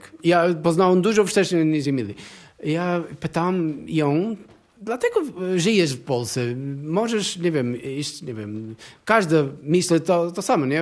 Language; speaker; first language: Polish; non-native, learner; Portuguese